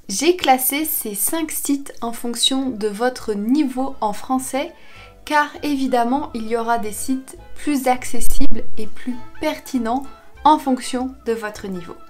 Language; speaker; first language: French; native; French